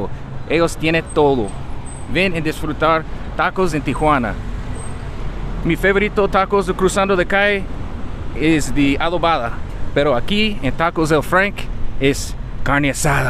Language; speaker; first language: Spanish; non-native, learner; English